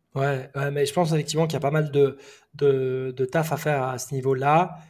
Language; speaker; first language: French; native; French